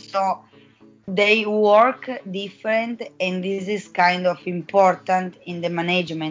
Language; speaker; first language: English; non-native, fluent; Italian